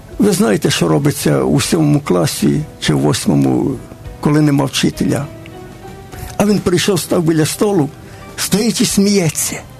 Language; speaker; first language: Ukrainian; native; Ukrainian